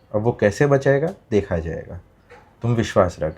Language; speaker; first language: Hindi; non-native, local second language; Bangla